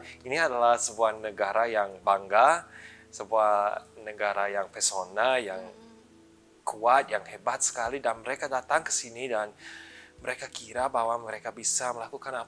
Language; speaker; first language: Indonesian; early bilingual, other home language; English